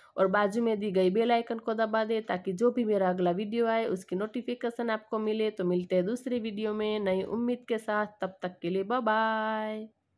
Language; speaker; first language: Hindi; non-native, local second language; Gujarati